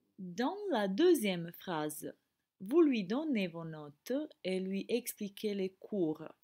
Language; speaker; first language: French; non-native, fluent; Croatian